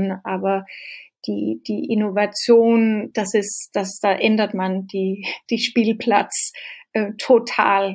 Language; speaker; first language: German; non-native, fluent; Danish